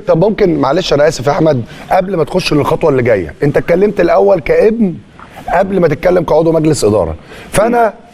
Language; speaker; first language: Arabic; native; Arabic